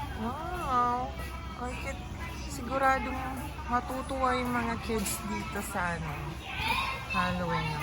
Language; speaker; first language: Filipino; native; Filipino